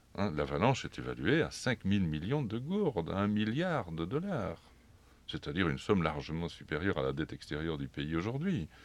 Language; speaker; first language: French; native; French